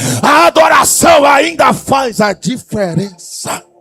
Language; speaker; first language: Portuguese; native; Portuguese